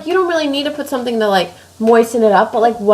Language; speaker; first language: English; native; English